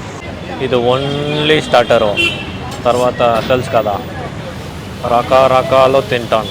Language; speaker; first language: Telugu; non-native, learner; Kannada